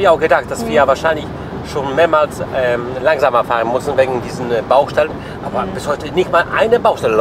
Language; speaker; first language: German; non-native, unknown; Polish